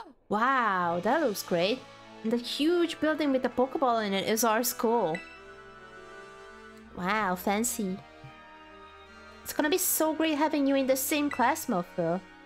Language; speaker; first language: English; non-native, fluent; Hungarian